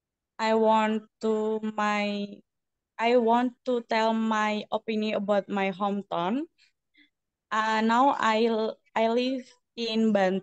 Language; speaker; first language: English; non-native, learner; Indonesian